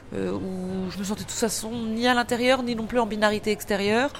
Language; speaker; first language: French; native; French